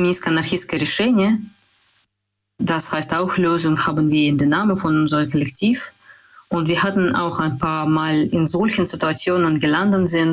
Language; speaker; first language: German; non-native, learner; Russian